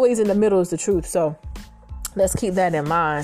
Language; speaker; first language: English; native; English